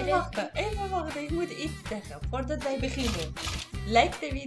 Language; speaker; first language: Dutch; non-native, learner; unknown